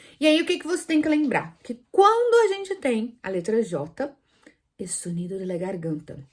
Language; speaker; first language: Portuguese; native; Portuguese